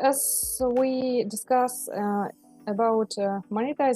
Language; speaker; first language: English; non-native, learner; Russian